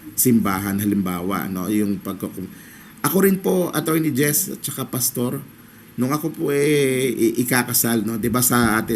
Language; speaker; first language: Filipino; native; Filipino